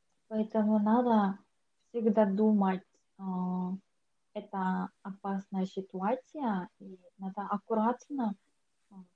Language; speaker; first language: Russian; non-native, learner; Korean